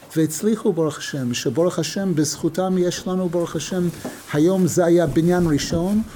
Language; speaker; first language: Hebrew; non-native, fluent; English